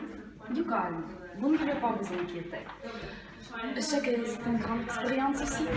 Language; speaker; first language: French; non-native, fluent; Russian